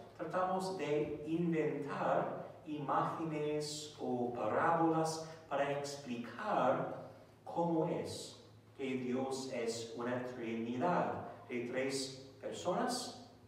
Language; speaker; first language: Spanish; non-native, fluent; English